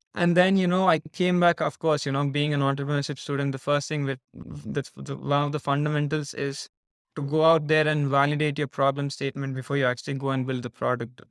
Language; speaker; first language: English; non-native, local second language; Telugu